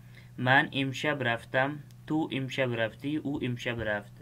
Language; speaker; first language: Persian; non-native, fluent; Urdu